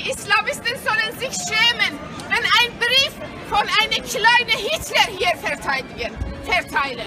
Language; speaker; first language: German; non-native, learner; Persian